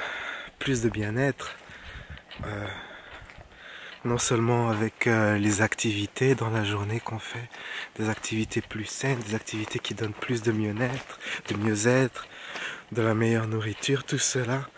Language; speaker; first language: French; non-native, fluent; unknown